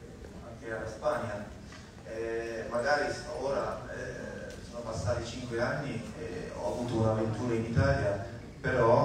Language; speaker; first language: Italian; non-native, fluent; Turkish